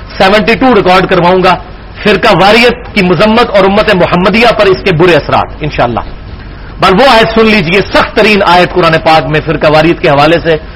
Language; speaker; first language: Urdu; non-native, local second language; Punjabi